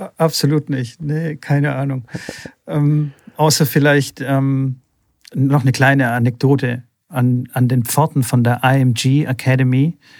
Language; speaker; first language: German; early bilingual, other home language; Bulgarian